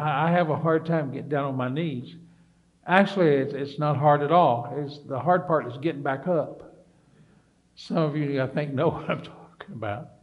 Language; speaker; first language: English; native; English